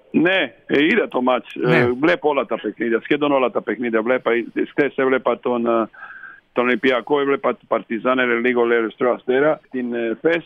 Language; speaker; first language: Greek; non-native, fluent; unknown